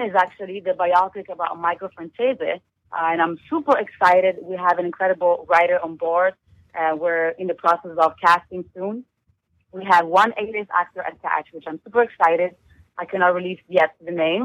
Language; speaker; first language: English; non-native, fluent; Italian